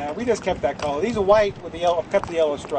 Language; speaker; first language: English; native; English